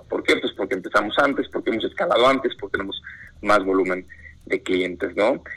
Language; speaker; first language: Spanish; native; Spanish